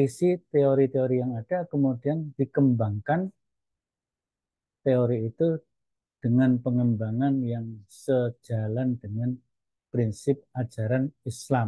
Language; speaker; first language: Indonesian; native; Indonesian